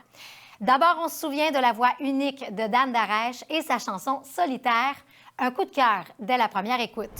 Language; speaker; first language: French; native; French